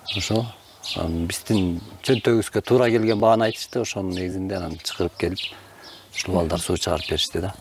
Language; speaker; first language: Kyrgyz; native; Kyrgyz